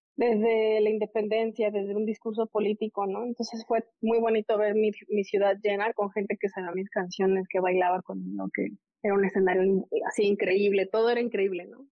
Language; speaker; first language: Spanish; native; Spanish